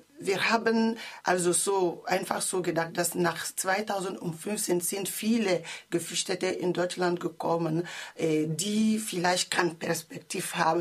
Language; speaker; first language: German; non-native, learner; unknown